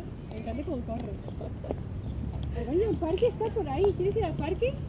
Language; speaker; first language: Spanish; native; Spanish